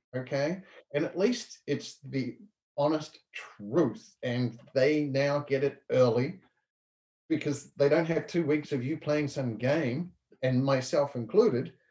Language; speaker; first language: English; native; English